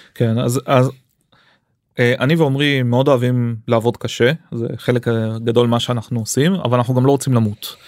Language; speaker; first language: Hebrew; early bilingual, other home language; English